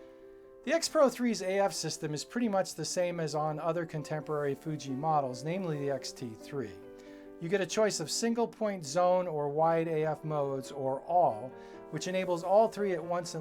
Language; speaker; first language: English; native; English